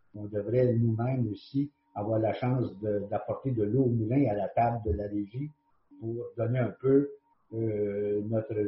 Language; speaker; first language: French; native; French